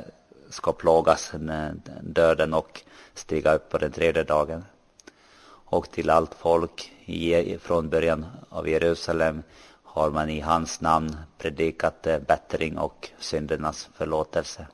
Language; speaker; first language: Swedish; non-native, local second language; Finnish